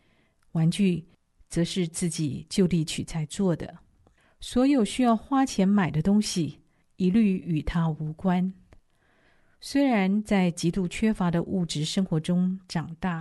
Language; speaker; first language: Chinese; native; Chinese